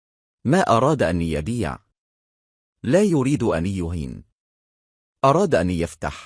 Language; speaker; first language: Arabic; non-native, fluent; Bangla